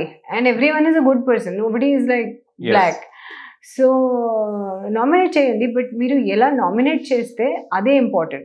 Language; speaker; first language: Telugu; non-native, learner; Hindi